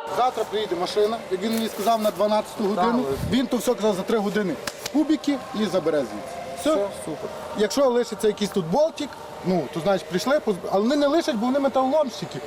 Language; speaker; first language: Ukrainian; native; Ukrainian